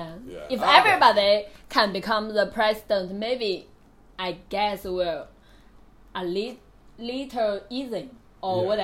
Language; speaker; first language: English; non-native, learner; Chinese